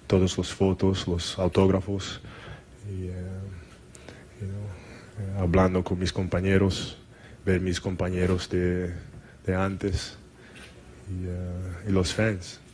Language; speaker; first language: Spanish; non-native, learner; English